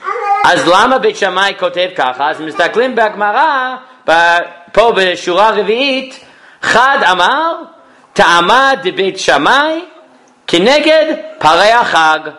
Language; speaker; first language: Hebrew; non-native, fluent; English